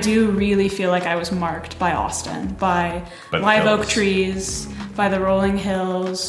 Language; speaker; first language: English; native; English